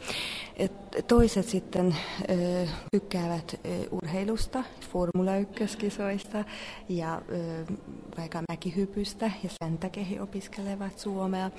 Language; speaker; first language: Finnish; non-native, fluent; Hungarian